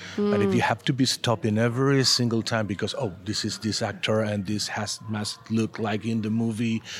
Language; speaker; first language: English; non-native, fluent; Spanish